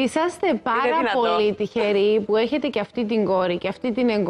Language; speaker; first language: Greek; native; Greek